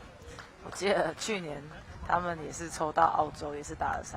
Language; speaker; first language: Chinese; native; Chinese